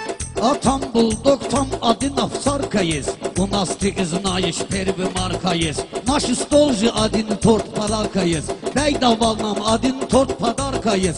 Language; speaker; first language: Russian; non-native, learner; Talysh